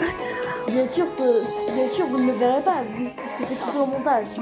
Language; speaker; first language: French; native; French